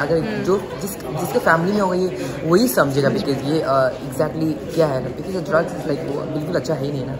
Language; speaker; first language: Hindi; non-native, local second language; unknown